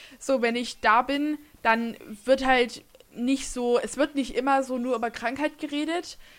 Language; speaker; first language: German; native; German